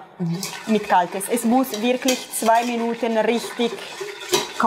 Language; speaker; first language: German; non-native, fluent; Italian